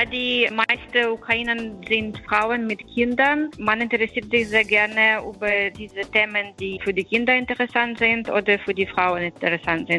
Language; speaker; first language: German; non-native, fluent; Ukrainian